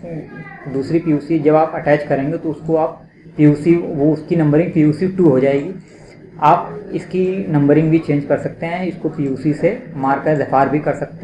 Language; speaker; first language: Hindi; native; Hindi